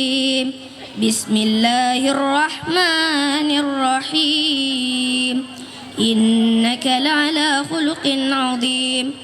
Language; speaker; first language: Arabic; non-native, learner; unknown